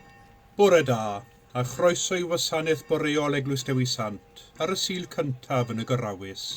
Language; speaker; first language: Welsh; native; Welsh